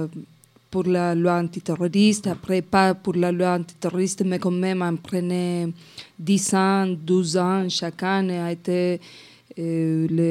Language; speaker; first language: French; non-native, fluent; Spanish